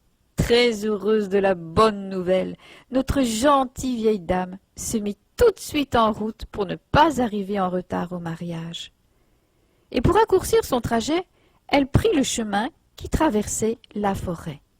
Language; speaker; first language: French; native; French